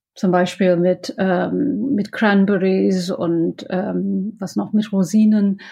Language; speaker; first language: German; non-native, fluent; English